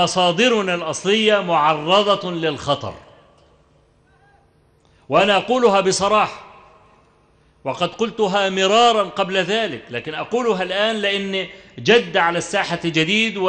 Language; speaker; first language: Arabic; native; Arabic